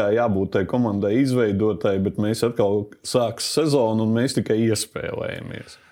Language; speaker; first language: Latvian; native; Latvian